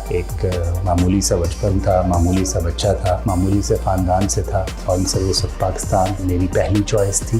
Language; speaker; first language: Urdu; non-native, local second language; Saraiki